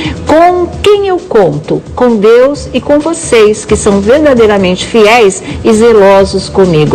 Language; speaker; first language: Portuguese; native; Portuguese